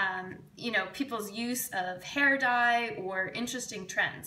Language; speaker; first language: English; native; English